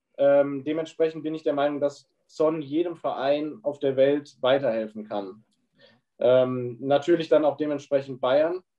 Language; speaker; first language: German; native; German